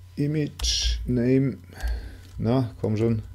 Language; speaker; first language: German; non-native, local second language; Swiss German